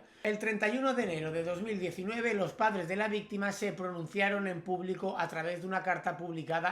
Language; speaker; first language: Spanish; native; Spanish